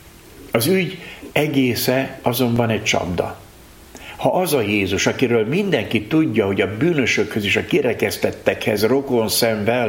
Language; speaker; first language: Hungarian; native; Hungarian